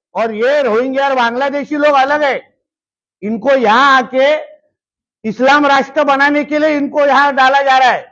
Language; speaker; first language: Hindi; non-native, local second language; Marathi